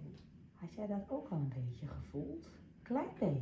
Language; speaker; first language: Dutch; native; Dutch